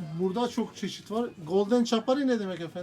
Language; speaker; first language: Turkish; native; Turkish